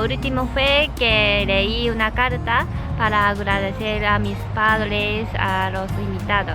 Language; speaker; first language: Spanish; non-native, learner; Japanese